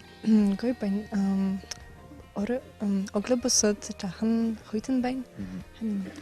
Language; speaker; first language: Mongolian; non-native, learner; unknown